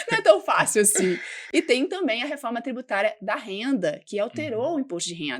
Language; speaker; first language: Portuguese; native; Portuguese